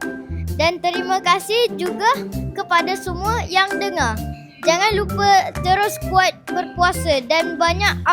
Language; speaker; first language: Malay; native; Malay